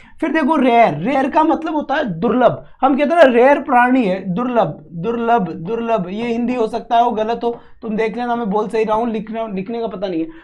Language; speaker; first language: Hindi; native; Hindi